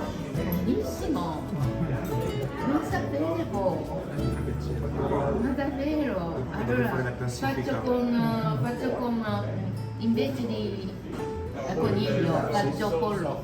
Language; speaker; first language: Italian; non-native, learner; Japanese